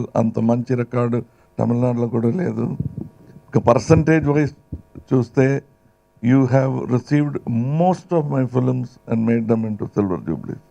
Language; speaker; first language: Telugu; non-native, local second language; Tamil